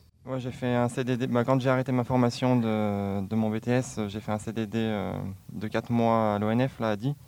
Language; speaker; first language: French; native; French